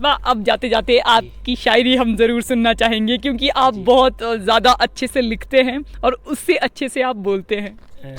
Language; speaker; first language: Hindi; native; Hindi